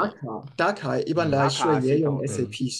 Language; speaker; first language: Chinese; non-native, fluent; German